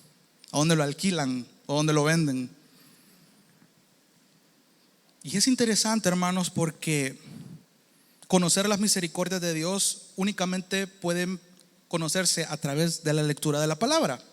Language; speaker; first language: Spanish; native; Spanish